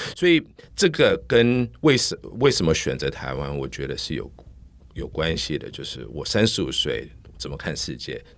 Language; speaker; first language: Chinese; non-native, fluent; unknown